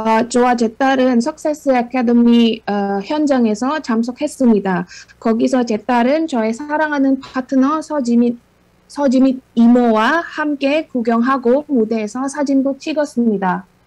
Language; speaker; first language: Korean; non-native, fluent; Indonesian